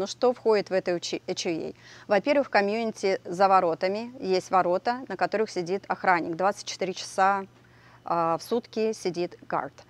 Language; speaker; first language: Russian; native; Russian